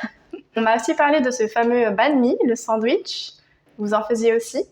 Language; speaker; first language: French; native; French